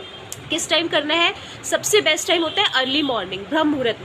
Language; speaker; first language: Hindi; native; Hindi